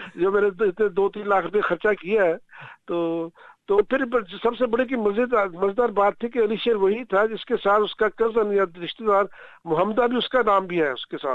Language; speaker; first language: Urdu; non-native, local second language; Punjabi